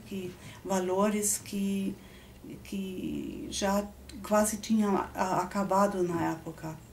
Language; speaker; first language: Portuguese; non-native, fluent; German